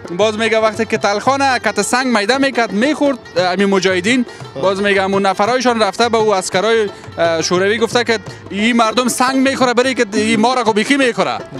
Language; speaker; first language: Persian; native; Persian